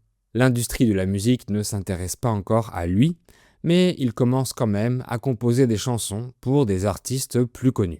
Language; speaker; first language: French; native; French